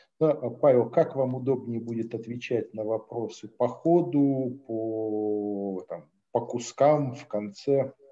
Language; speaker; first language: Russian; native; Russian